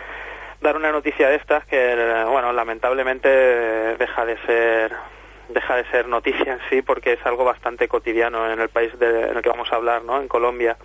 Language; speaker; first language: Spanish; native; Spanish